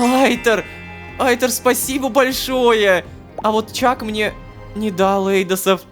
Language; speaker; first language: Russian; native; Russian